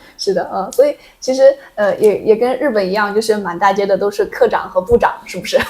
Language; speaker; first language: Chinese; native; Chinese